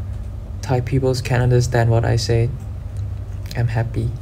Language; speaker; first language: English; non-native, learner; Thai